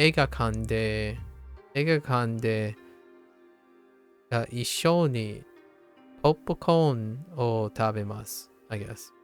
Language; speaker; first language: Japanese; non-native, learner; English